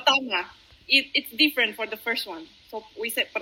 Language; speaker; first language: English; non-native, fluent; Indonesian